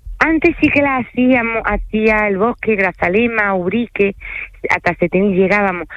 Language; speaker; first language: Spanish; early bilingual, other home language; French